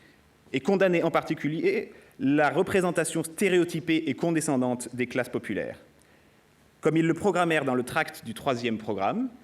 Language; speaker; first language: French; native; French